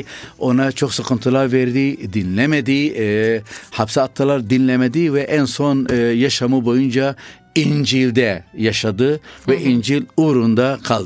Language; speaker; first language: Turkish; non-native, fluent; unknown